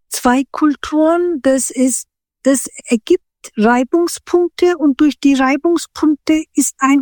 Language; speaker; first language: German; non-native, fluent; Turkish